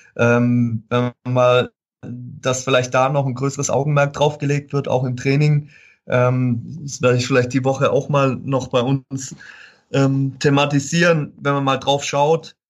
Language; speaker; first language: German; native; German